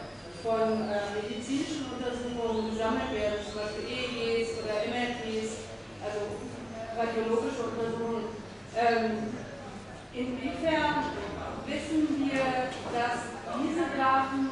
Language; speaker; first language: German; native; German